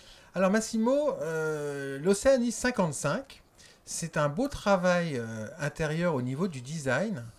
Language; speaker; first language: French; native; French